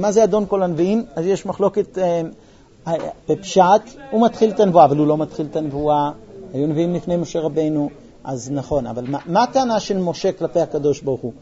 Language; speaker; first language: Hebrew; non-native, fluent; English